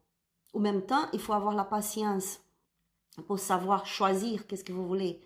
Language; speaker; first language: French; non-native, learner; Spanish